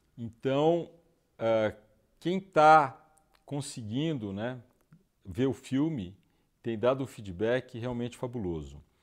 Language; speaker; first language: Portuguese; native; Portuguese